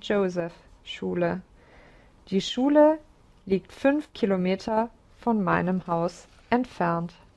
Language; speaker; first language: German; non-native, learner; English